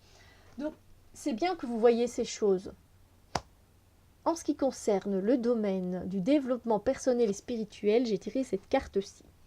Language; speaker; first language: French; native; French